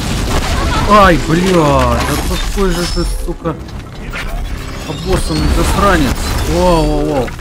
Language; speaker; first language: Russian; native; Russian